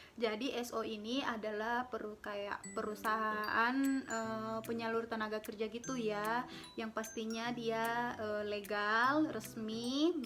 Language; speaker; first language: Indonesian; native; Indonesian